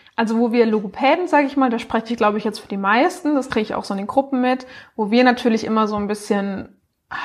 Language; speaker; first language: German; native; German